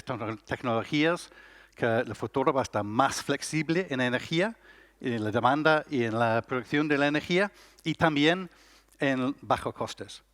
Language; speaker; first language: Spanish; non-native, learner; English